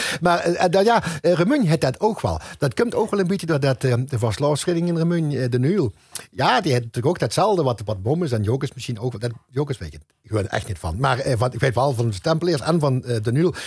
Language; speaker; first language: Dutch; non-native, local second language; Limburgish